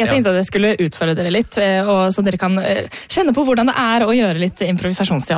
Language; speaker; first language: Norwegian; native; Norwegian